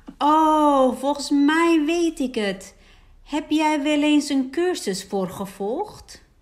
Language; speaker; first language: Dutch; native; Dutch